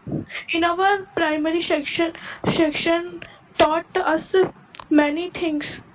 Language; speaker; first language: English; non-native, learner; Hindi